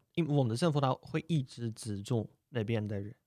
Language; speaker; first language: Chinese; non-native, fluent; Russian